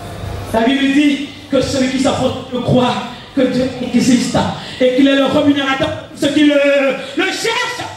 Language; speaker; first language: French; non-native, local second language; Lingala